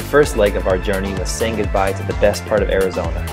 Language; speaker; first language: English; native; English